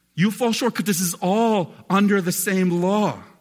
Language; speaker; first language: English; native; English